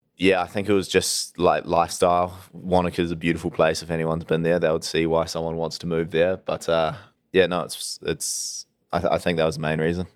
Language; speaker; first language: English; native; English